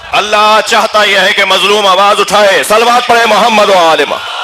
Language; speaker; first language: Urdu; native; Urdu